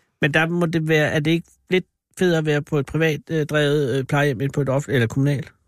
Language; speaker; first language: Danish; native; Danish